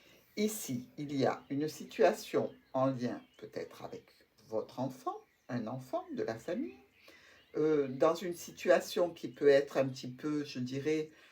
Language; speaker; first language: French; native; French